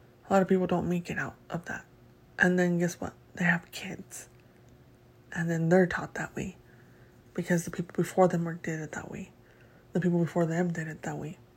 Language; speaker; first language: English; early bilingual, other home language; Spanish